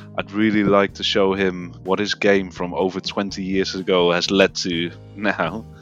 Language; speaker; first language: English; non-native, fluent; Dutch